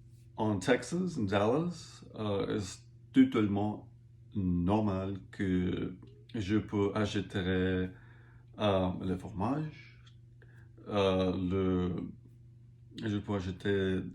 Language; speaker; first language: French; non-native, learner; English